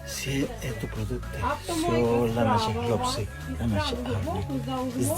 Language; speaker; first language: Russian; non-native, fluent; Spanish